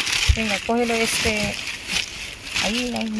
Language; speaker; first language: Spanish; non-native, learner; Filipino